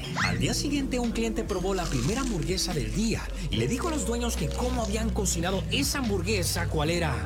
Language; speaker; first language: Spanish; native; Spanish